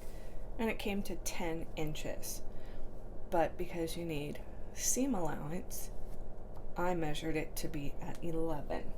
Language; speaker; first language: English; native; English